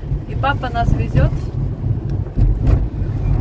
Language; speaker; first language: Russian; early bilingual, heritage; Russian